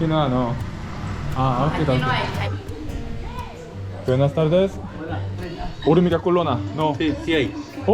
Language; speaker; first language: Spanish; non-native, learner; Korean